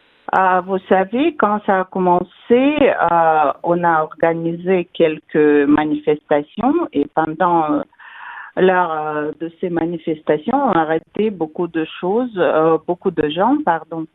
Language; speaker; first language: French; non-native, fluent; Russian